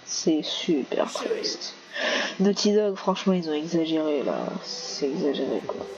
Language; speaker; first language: French; native; French